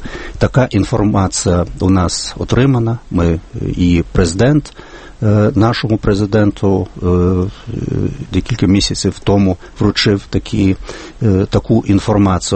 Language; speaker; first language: Ukrainian; non-native, fluent; Lithuanian